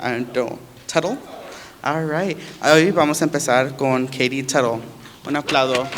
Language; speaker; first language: Spanish; early bilingual, heritage; Spanish